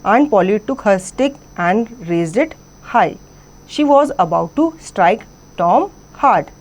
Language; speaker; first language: English; non-native, local second language; Hindi